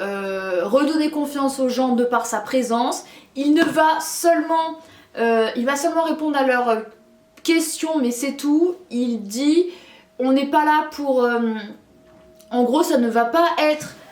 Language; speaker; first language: French; native; French